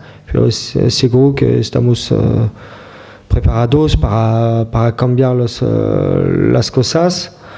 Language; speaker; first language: Spanish; non-native, fluent; French